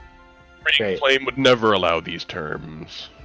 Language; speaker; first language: English; native; English